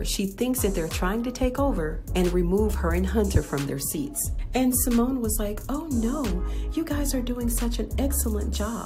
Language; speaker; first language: English; native; English